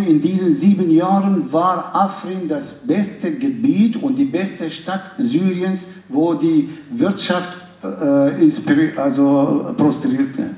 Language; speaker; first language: German; non-native, fluent; Kurdish